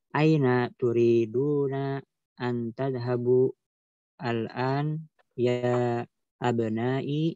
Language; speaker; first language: Arabic; non-native, learner; Indonesian